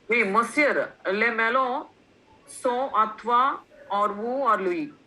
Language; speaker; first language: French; non-native, fluent; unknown